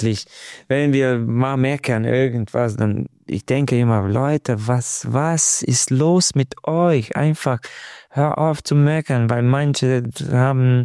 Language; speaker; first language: German; non-native, learner; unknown